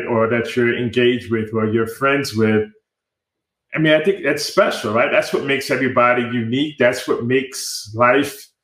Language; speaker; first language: English; native; English